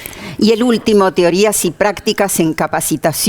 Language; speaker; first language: Spanish; native; Spanish